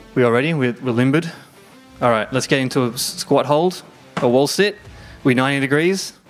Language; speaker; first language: English; native; English